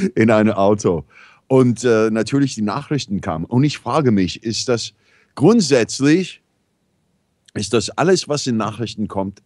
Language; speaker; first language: German; non-native, fluent; English